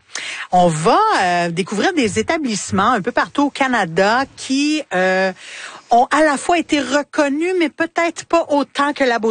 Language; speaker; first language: French; native; French